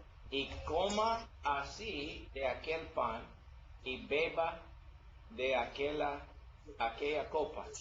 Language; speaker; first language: Spanish; non-native, learner; English